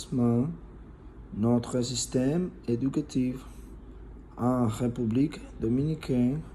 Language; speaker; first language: French; non-native, learner; Spanish